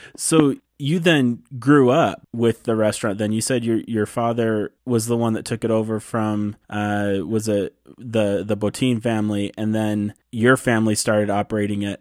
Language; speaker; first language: English; native; English